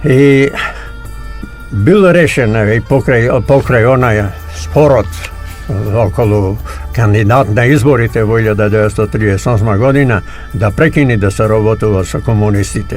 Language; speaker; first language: Macedonian; native; Macedonian